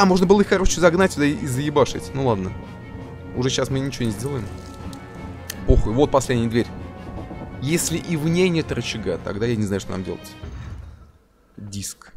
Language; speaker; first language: Russian; native; Russian